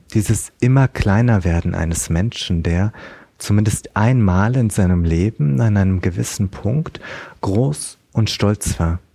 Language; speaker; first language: German; native; German